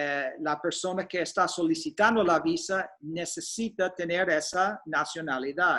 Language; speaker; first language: Spanish; non-native, fluent; English